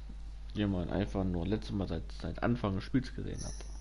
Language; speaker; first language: German; native; German